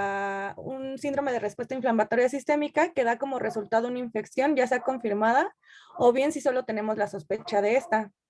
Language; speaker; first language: Spanish; native; Spanish